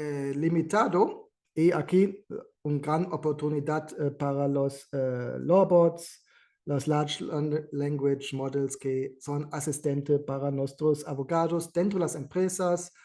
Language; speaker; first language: Spanish; non-native, fluent; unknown